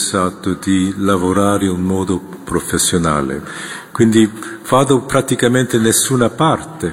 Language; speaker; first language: Italian; non-native, fluent; Korean